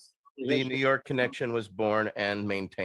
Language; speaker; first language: English; native; English